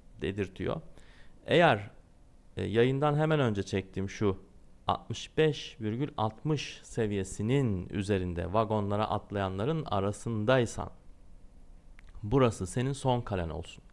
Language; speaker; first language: Turkish; native; Turkish